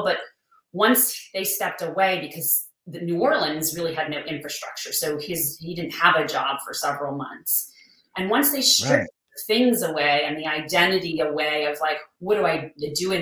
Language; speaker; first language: English; native; English